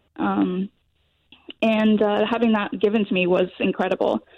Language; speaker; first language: English; native; English